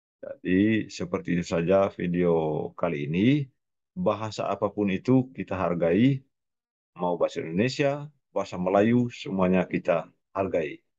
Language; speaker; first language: Indonesian; non-native, local second language; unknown